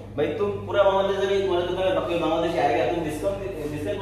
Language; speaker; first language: Hindi; non-native, learner; Bangla